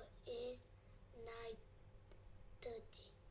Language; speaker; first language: English; non-native, learner; Vietnamese